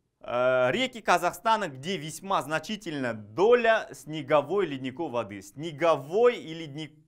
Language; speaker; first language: Russian; non-native, local second language; Kazakh